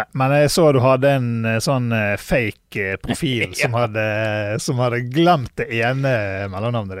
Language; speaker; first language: Norwegian; native; Norwegian